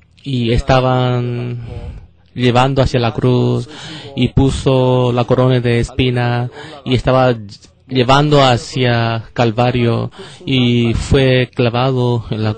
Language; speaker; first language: Spanish; non-native, fluent; Korean